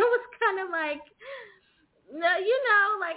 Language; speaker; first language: English; native; English